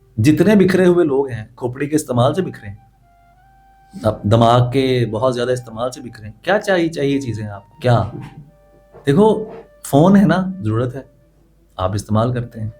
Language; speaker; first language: Urdu; non-native, local second language; Punjabi